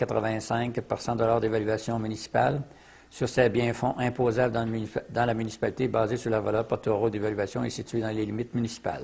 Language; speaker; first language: French; native; French